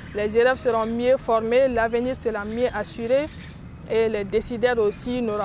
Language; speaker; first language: French; non-native, local second language; Bambara